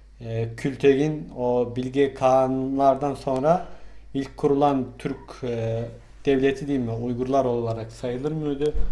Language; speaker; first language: Turkish; non-native, fluent; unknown